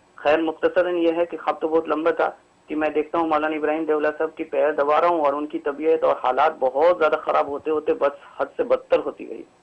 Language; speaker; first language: Urdu; native; Urdu